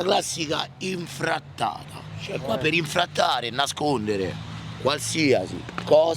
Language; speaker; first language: Italian; native; Italian